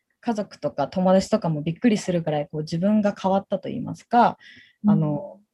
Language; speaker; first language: Japanese; native; Japanese